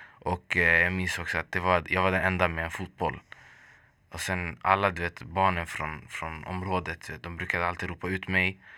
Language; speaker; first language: Swedish; early bilingual, other home language; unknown